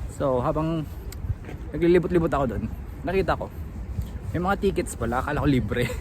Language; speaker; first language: Filipino; non-native, local second language; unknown